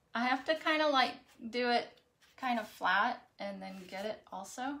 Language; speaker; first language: English; native; English